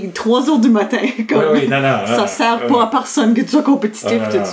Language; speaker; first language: French; native; French